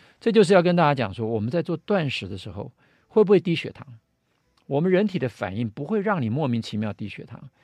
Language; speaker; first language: Chinese; native; Chinese